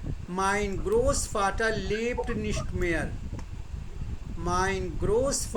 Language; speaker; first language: German; non-native, fluent; Hindi